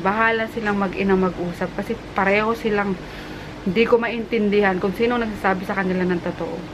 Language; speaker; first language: Filipino; native; Filipino